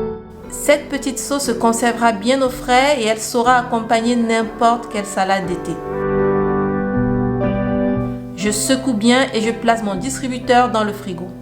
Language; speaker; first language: French; native; French